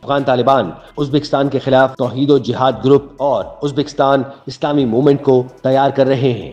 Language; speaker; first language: Urdu; native; Urdu